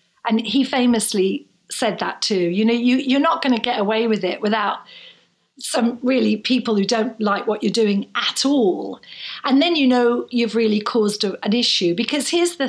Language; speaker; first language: English; native; English